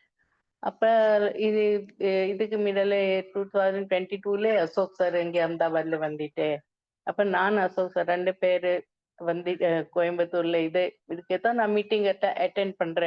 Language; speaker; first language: Tamil; non-native, learner; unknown